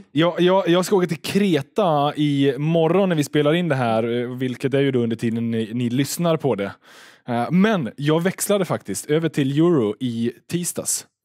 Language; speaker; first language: Swedish; native; Swedish